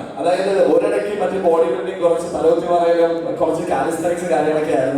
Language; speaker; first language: Malayalam; native; Malayalam